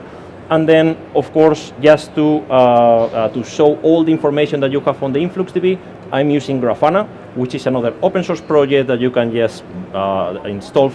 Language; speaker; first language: English; non-native, fluent; Spanish